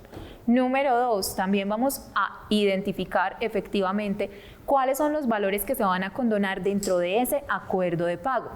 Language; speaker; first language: Spanish; native; Spanish